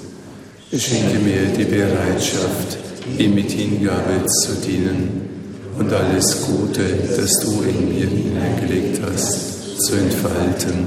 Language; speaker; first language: German; native; German